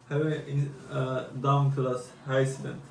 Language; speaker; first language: English; non-native, learner; Turkish